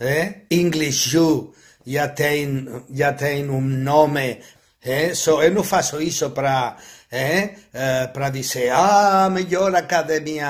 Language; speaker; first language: Portuguese; non-native, fluent; Spanish